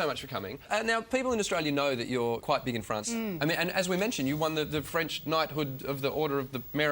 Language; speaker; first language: English; native; English